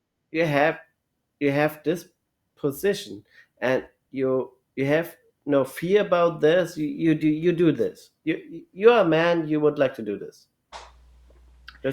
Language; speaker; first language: English; non-native, learner; German